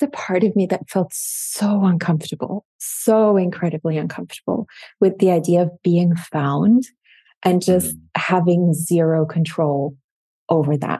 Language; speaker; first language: English; non-native, fluent; German